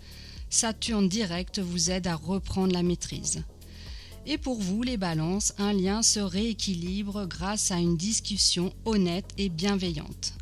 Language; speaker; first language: French; native; French